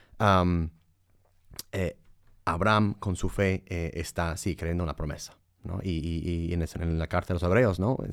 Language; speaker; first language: Spanish; early bilingual, heritage; Spanish